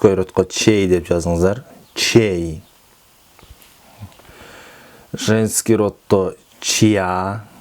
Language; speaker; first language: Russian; non-native, local second language; Kyrgyz